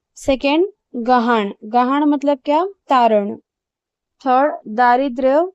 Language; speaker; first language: Hindi; non-native, local second language; Marathi